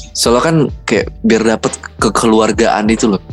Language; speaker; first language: Indonesian; native; Indonesian